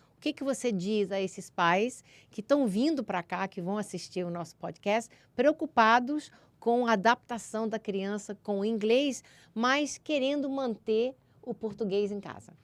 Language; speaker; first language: Portuguese; early bilingual, heritage; Portuguese